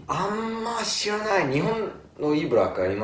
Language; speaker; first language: Japanese; non-native, fluent; English